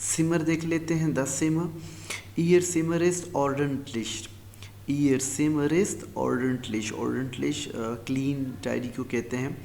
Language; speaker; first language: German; non-native, learner; Urdu